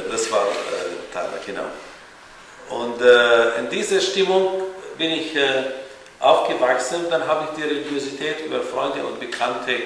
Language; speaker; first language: German; non-native, fluent; Arabic